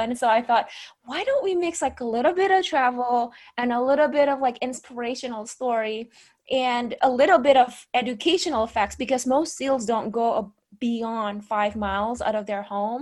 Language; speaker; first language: English; non-native, fluent; Indonesian